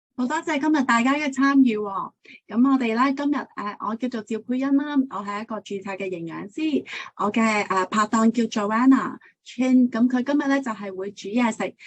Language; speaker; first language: Cantonese; early bilingual, heritage; Cantonese